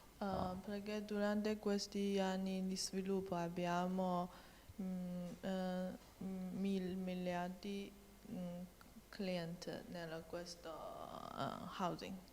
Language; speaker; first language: Italian; non-native, learner; Chinese